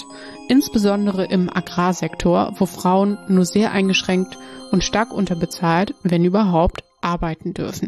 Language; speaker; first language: German; native; German